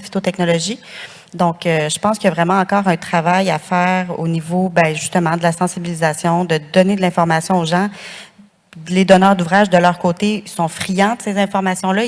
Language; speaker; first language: French; native; French